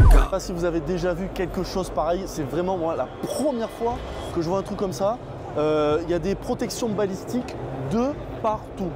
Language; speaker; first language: French; native; French